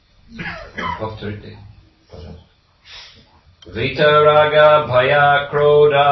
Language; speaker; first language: Russian; non-native, fluent; English